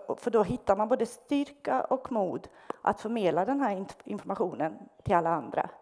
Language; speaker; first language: Swedish; non-native, fluent; Bosnian